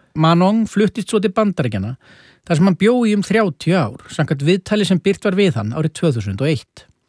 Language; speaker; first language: Icelandic; native; Icelandic